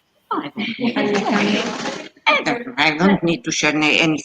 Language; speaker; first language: English; non-native, fluent; Portuguese